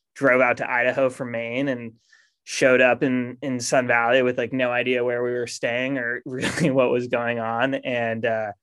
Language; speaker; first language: English; native; English